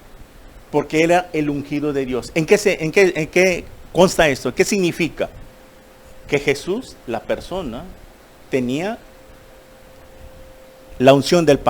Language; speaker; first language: Spanish; native; Spanish